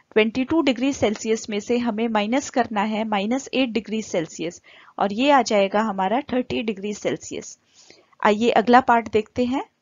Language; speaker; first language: Hindi; native; Hindi